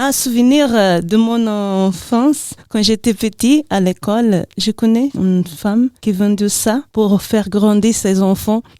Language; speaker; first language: French; non-native, learner; Portuguese